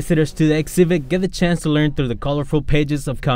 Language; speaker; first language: English; native; English